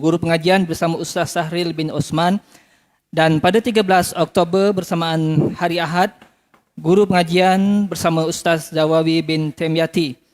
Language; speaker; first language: Malay; native; Malay